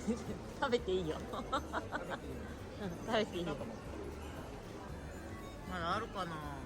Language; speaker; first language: Japanese; native; Japanese